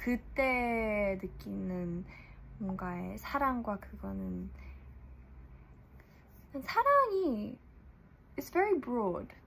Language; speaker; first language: Korean; early bilingual, heritage; English